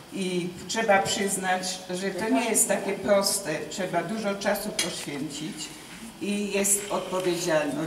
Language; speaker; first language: Polish; early bilingual, heritage; Polish